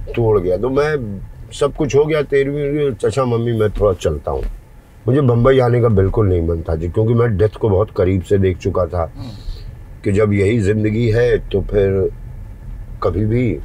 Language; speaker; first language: Hindi; native; Hindi